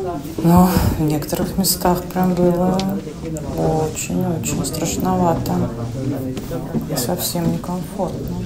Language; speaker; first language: Russian; native; Russian